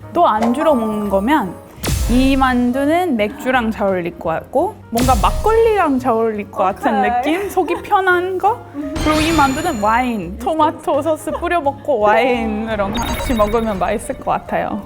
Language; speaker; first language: Korean; non-native, fluent; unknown